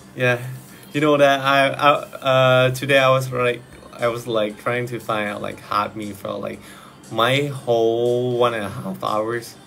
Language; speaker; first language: English; non-native, learner; Thai